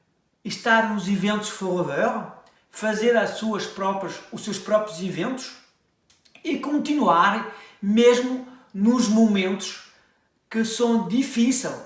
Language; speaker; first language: Portuguese; early bilingual, heritage; French